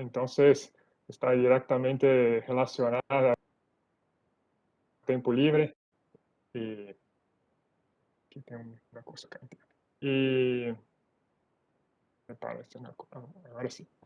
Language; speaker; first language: Spanish; non-native, fluent; Portuguese